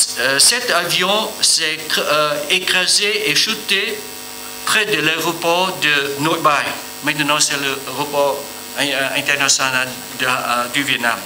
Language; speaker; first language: French; non-native, learner; Vietnamese